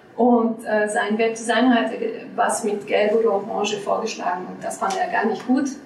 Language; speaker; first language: German; non-native, fluent; French